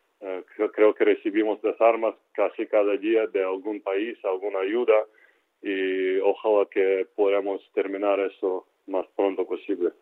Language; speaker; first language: Spanish; non-native, learner; Ukrainian